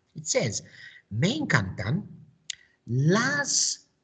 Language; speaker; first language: English; native; English